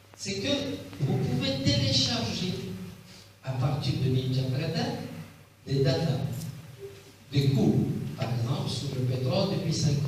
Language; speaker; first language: French; non-native, local second language; Arabic